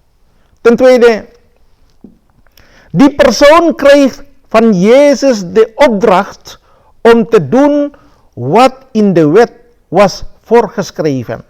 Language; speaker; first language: Dutch; non-native, fluent; Indonesian